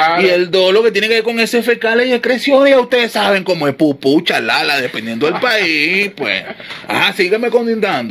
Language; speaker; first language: Spanish; native; Spanish